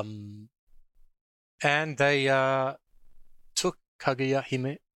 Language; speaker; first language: English; native; English